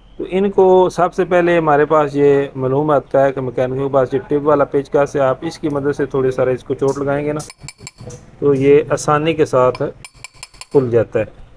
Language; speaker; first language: Urdu; non-native, local second language; Punjabi